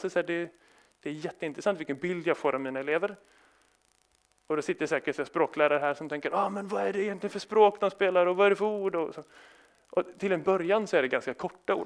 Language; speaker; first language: Swedish; native; Swedish